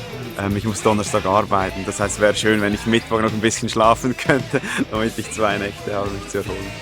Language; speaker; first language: German; native; German